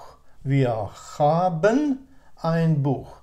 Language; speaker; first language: German; non-native, fluent; Ukrainian